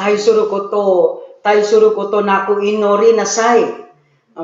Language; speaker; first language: Japanese; non-native, learner; Filipino